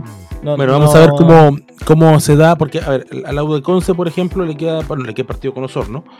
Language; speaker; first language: Spanish; native; Spanish